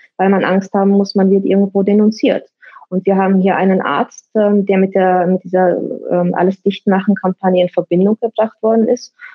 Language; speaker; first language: German; early bilingual, other home language; Romanian